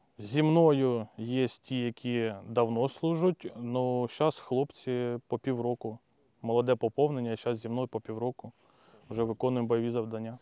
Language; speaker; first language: Ukrainian; non-native, local second language; Russian